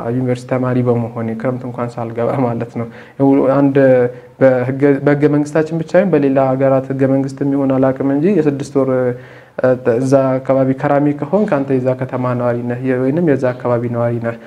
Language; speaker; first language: Amharic; non-native, local second language; Oromo